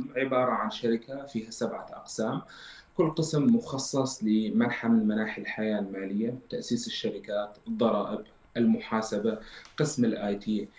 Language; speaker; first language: Arabic; native; Arabic